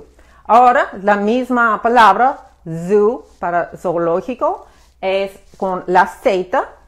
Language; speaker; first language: Spanish; non-native, fluent; English